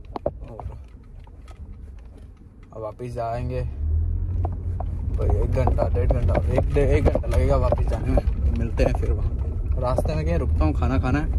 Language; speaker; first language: Hindi; native; Hindi